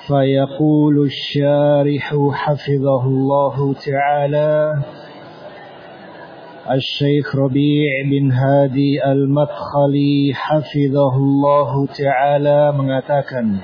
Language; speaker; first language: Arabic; non-native, fluent; Indonesian